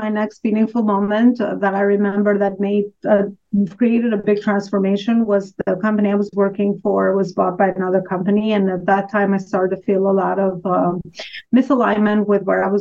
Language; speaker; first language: English; non-native, fluent; Albanian